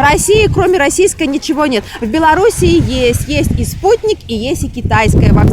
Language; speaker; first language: Russian; native; Russian